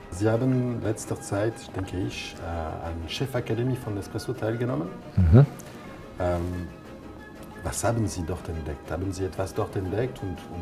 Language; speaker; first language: German; non-native, fluent; French